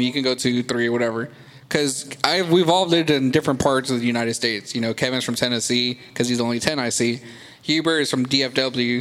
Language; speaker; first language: English; early bilingual, other home language; Spanish